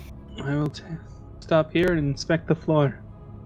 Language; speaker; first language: English; native; English